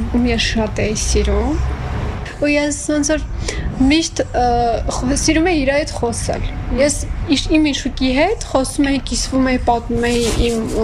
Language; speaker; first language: Armenian; native; Armenian